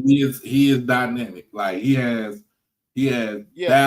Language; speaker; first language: English; native; English